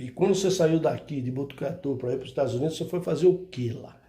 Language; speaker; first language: Portuguese; native; Portuguese